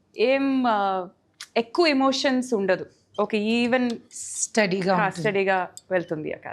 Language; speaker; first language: Telugu; non-native, fluent; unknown